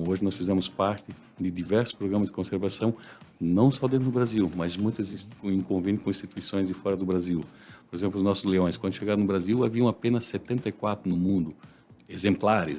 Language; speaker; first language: Portuguese; native; Portuguese